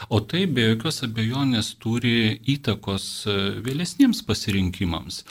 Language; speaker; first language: Lithuanian; non-native, local second language; Polish